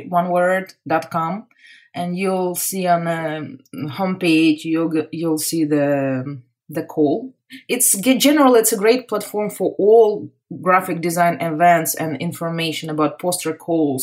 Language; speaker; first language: English; non-native, fluent; Ukrainian